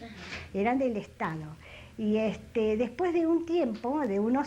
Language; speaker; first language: Spanish; native; Spanish